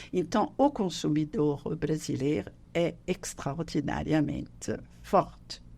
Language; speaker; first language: Portuguese; non-native, fluent; French